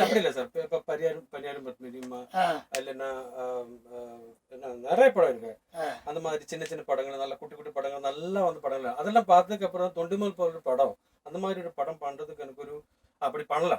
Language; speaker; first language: Tamil; non-native, learner; Malayalam